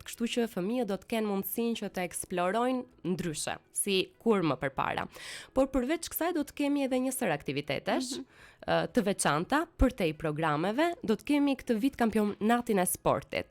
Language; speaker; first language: Albanian; native; Albanian